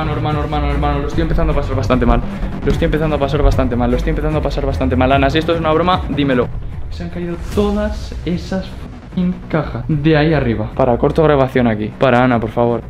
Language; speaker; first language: Spanish; native; Spanish